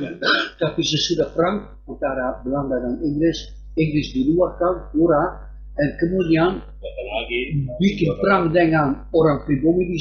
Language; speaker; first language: Indonesian; non-native, fluent; Dutch